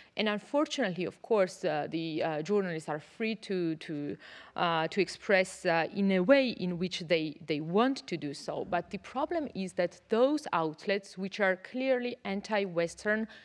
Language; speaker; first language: English; non-native, fluent; Georgian